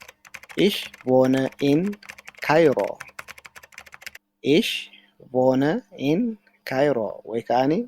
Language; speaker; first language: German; non-native, fluent; Tigrinya